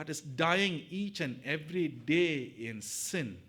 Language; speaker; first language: English; non-native, local second language; Tamil